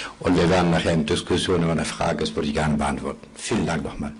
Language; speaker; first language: German; non-native, fluent; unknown